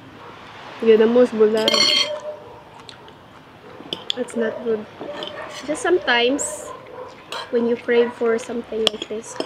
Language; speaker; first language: English; non-native, learner; Cebuano